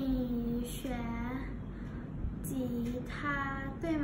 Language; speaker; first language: Chinese; non-native, learner; Thai